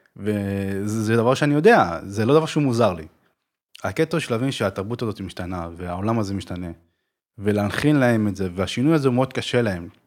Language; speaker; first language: Hebrew; native; Hebrew